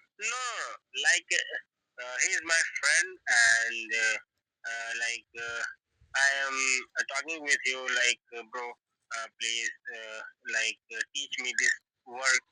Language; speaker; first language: English; non-native, learner; Hindi